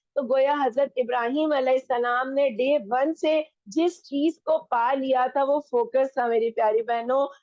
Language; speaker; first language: Urdu; non-native, local second language; Punjabi